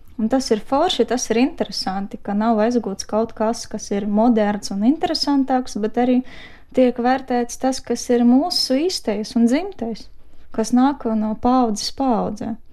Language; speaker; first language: Latvian; non-native, fluent; Ukrainian